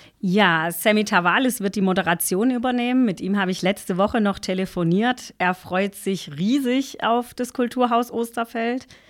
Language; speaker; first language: German; native; German